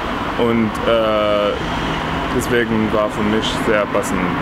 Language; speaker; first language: German; non-native, fluent; Arabic